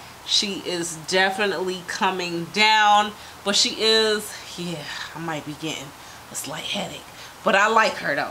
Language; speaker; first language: English; native; English